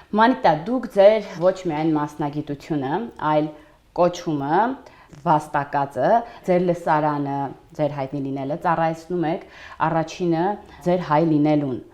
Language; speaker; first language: Armenian; native; Armenian